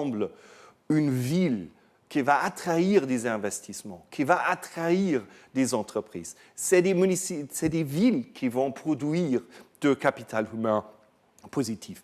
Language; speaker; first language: French; non-native, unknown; German